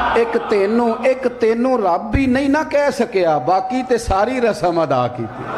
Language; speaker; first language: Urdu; non-native, local second language; Punjabi